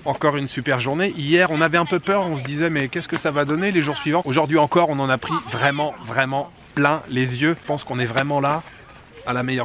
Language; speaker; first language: French; native; French